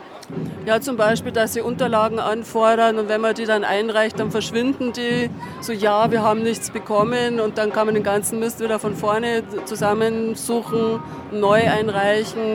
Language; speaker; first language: German; native; German